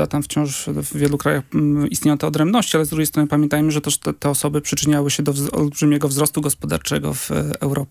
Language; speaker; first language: Polish; native; Polish